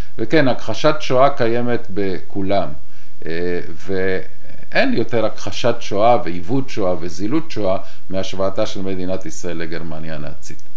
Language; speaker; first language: Hebrew; non-native, fluent; Spanish